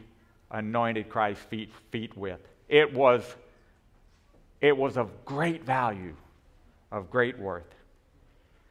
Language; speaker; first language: English; native; English